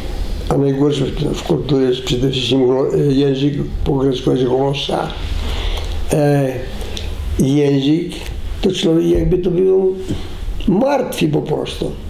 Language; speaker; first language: Polish; non-native, fluent; Greek